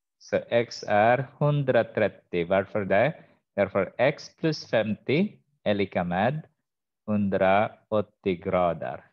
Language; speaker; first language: Swedish; non-native, fluent; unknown